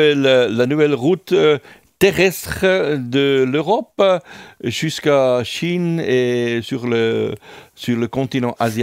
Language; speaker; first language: French; non-native, fluent; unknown